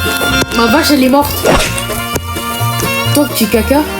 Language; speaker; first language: French; native; French